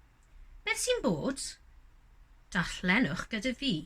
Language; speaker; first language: Welsh; non-native, local second language; English